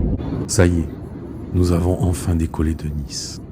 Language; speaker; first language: French; native; French